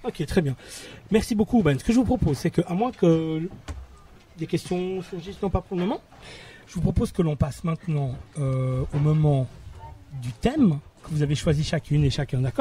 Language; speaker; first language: French; native; French